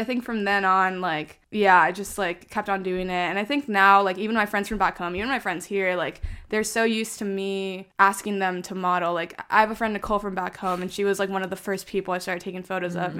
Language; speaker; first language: English; early bilingual, other home language; Spanish